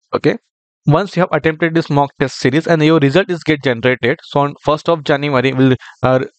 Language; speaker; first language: English; non-native, local second language; Marathi